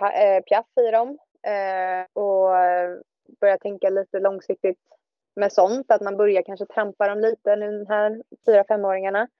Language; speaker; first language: Swedish; native; Swedish